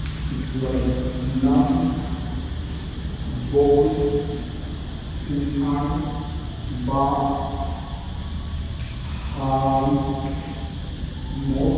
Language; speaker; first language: Vietnamese; non-native, learner; Hindi